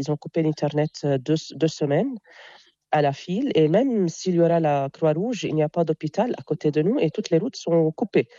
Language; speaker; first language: French; non-native, local second language; Arabic